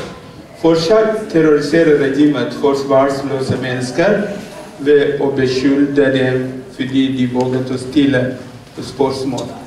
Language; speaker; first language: Norwegian; non-native, fluent; Oromo